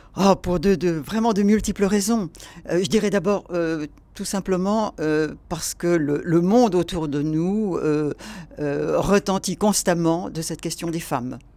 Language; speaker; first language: French; native; French